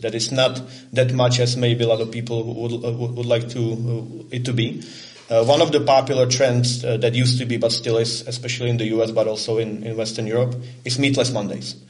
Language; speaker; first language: English; non-native, fluent; Czech